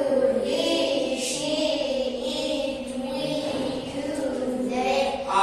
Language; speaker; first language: English; non-native, learner; Arabic